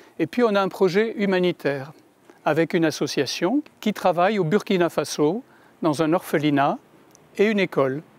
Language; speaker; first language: French; native; French